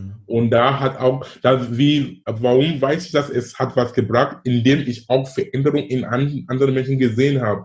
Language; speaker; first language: German; non-native, fluent; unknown